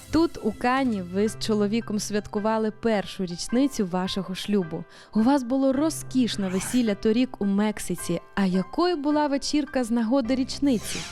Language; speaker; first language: Ukrainian; native; Ukrainian